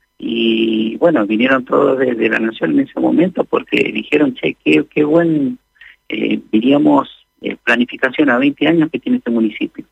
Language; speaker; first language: Spanish; native; Spanish